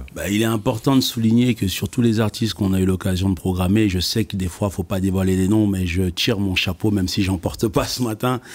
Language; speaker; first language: French; native; French